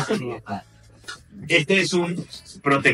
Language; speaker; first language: Spanish; native; Spanish